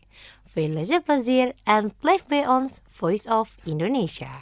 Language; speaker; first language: Dutch; non-native, learner; Indonesian